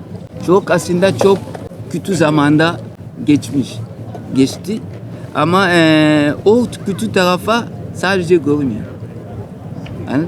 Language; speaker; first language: Turkish; non-native, learner; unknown